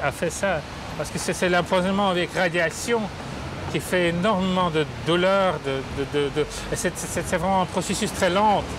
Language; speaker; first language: French; non-native, fluent; Russian